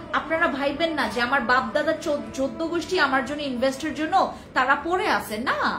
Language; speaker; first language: Bangla; non-native, local second language; Khasi